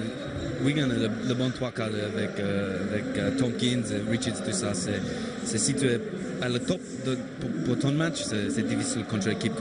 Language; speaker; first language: French; non-native, learner; English